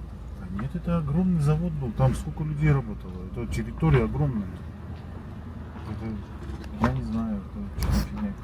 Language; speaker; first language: Russian; native; Russian